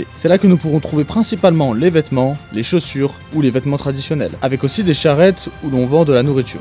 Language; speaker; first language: French; native; French